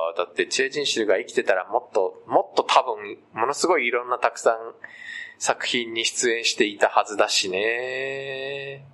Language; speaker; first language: Japanese; native; Japanese